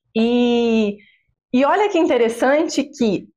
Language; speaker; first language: Portuguese; native; Portuguese